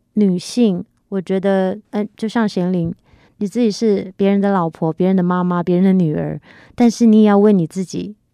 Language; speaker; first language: Chinese; native; Chinese